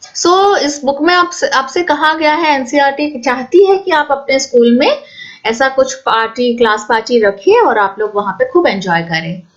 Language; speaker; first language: Hindi; non-native, local second language; Assamese